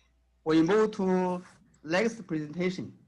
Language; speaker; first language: English; non-native, fluent; Chinese